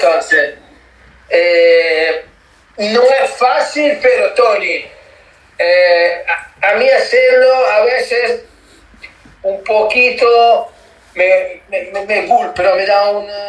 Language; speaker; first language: Spanish; non-native, learner; Italian